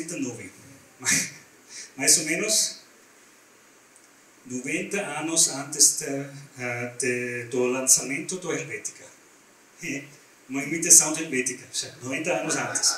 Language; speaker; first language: Portuguese; non-native, learner; German